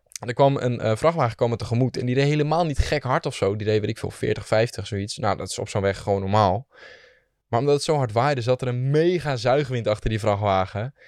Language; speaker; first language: Dutch; native; Dutch